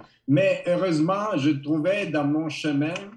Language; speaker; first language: French; non-native, learner; Italian